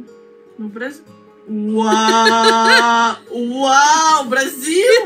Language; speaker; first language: Portuguese; non-native, learner; Russian